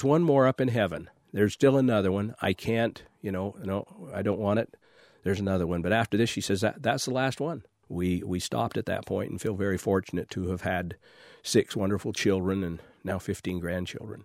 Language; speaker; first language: English; native; English